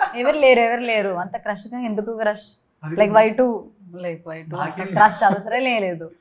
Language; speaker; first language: Telugu; non-native, learner; Malayalam